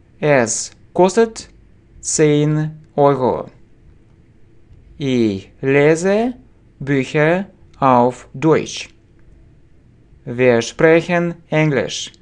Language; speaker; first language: German; non-native, fluent; Russian